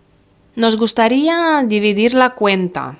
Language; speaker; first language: Spanish; non-native, fluent; Russian